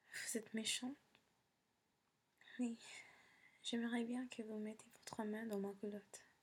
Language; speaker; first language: French; non-native, learner; English